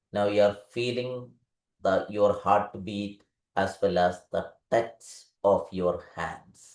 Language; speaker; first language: English; non-native, local second language; Malayalam